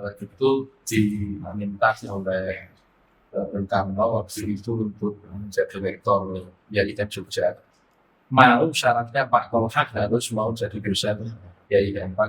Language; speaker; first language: Indonesian; native; Indonesian